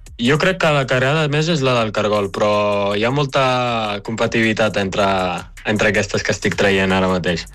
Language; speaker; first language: Catalan; early bilingual, other home language; Arabic